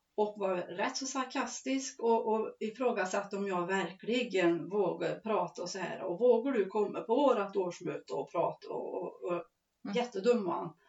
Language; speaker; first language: Swedish; native; Swedish